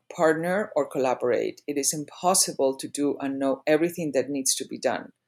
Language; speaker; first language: English; non-native, fluent; Spanish